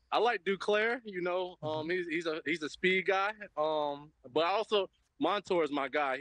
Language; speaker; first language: English; native; English